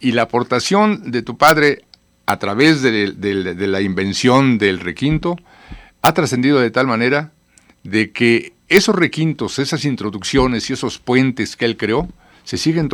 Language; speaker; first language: Spanish; native; Spanish